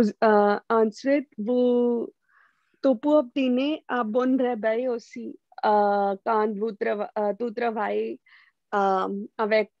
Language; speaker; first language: French; non-native, learner; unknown